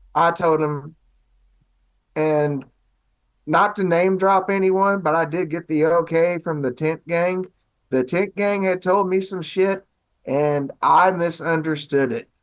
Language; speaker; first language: English; native; English